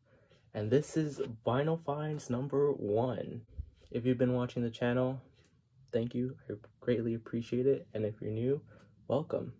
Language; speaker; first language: English; native; English